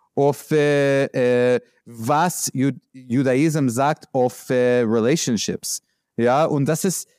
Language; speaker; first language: German; non-native, learner; English